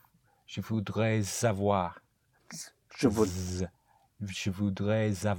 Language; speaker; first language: French; non-native, learner; English